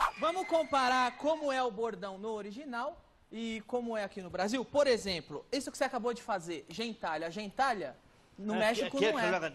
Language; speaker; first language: Portuguese; native; Portuguese